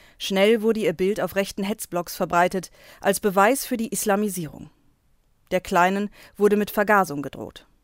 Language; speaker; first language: German; native; German